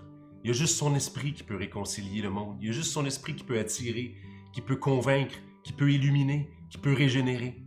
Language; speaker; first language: French; native; French